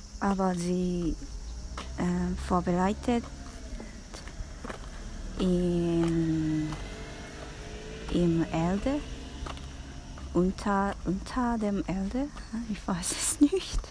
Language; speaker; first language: German; non-native, learner; Japanese